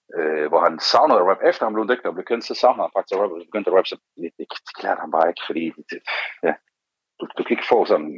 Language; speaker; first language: Danish; early bilingual, other home language; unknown